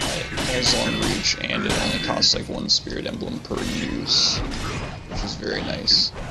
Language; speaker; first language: English; native; English